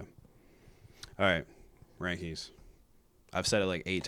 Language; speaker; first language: English; native; English